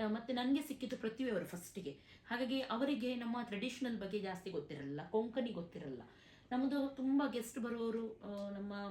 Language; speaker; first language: Kannada; non-native, local second language; Konkani